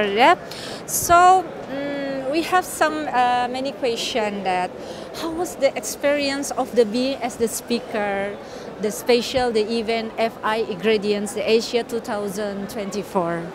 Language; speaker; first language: English; non-native, learner; Indonesian